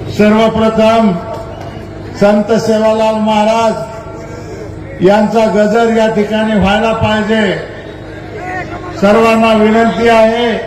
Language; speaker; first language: Marathi; non-native, local second language; Lambadi